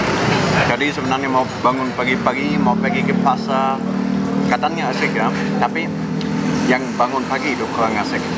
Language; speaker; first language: Indonesian; non-native, fluent; German